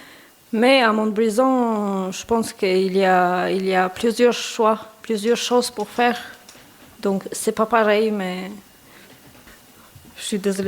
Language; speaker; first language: French; non-native, learner; Albanian